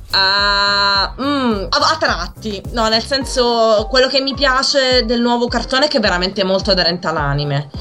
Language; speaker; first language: Italian; native; Italian